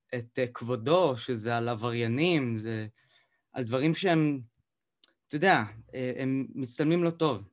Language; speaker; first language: Hebrew; native; Hebrew